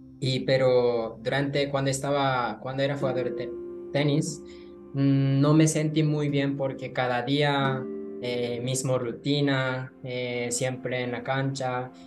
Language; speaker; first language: Spanish; non-native, learner; Japanese